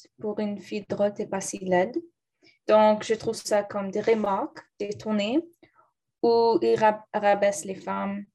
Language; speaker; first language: French; non-native, learner; English